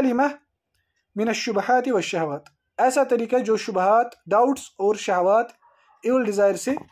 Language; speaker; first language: Urdu; native; Urdu